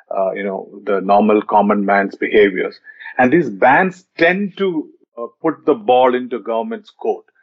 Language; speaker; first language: English; non-native, local second language; Malayalam